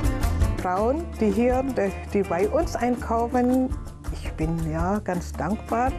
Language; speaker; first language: German; non-native, learner; Indonesian